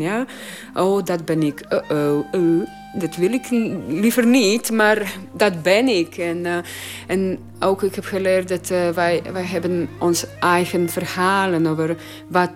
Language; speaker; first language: Dutch; non-native, learner; Croatian